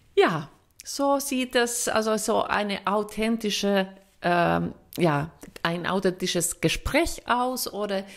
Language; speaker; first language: German; non-native, fluent; Finnish